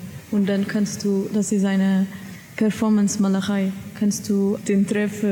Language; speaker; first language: German; non-native, learner; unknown